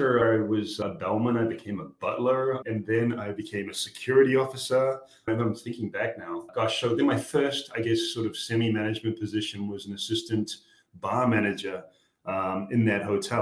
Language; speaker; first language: English; native; English